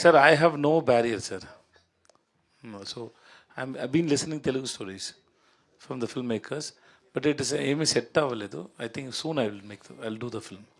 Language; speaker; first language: English; non-native, local second language; Tamil